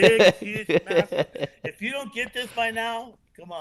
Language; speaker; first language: English; native; English